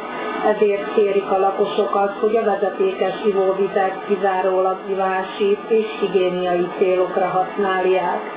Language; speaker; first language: Hungarian; non-native, local second language; Slovak